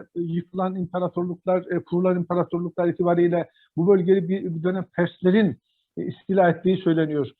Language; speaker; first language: Turkish; non-native, local second language; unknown